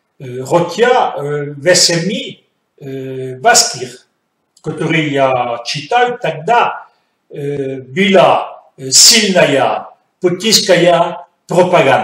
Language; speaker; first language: Russian; non-native, fluent; French